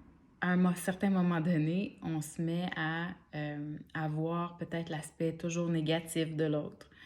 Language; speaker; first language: French; native; French